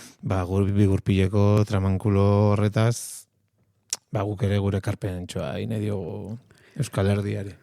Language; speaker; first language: Basque; native; Basque